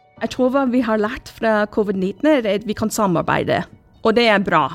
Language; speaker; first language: Norwegian; non-native, fluent; English